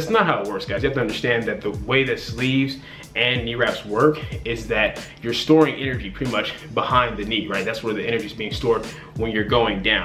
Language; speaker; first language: English; native; English